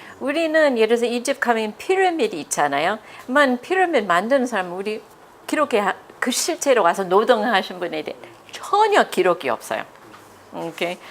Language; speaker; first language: Korean; non-native, fluent; English